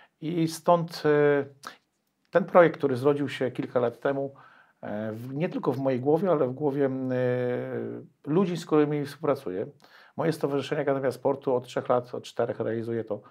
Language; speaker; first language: Polish; native; Polish